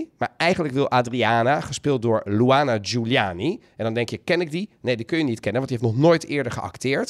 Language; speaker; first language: Dutch; native; Dutch